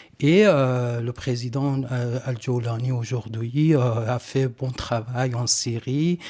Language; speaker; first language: French; non-native, fluent; Persian